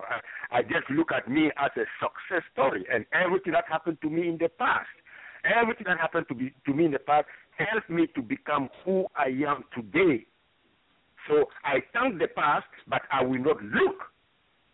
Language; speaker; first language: English; non-native, fluent; French